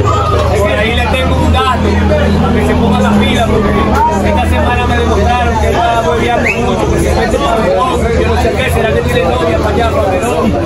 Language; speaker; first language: Spanish; native; Spanish